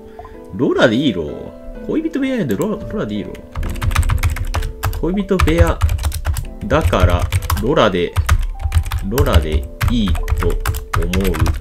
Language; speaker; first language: Japanese; native; Japanese